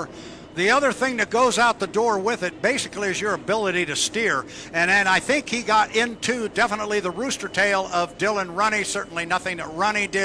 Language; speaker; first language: English; native; English